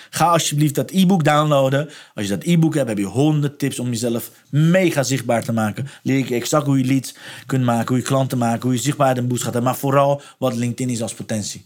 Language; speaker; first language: Dutch; non-native, fluent; Persian